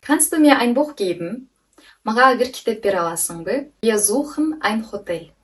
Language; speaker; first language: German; non-native, fluent; Kyrgyz